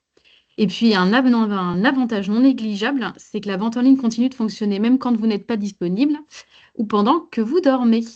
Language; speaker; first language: French; native; French